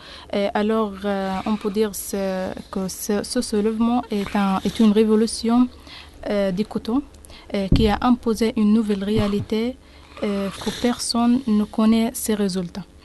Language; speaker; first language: French; non-native, learner; Arabic